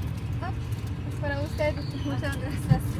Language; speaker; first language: Spanish; non-native, learner; French